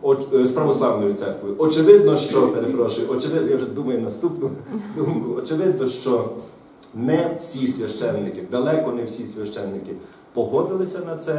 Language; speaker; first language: Ukrainian; native; Ukrainian